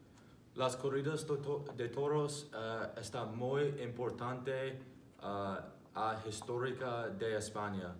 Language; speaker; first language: Spanish; non-native, learner; English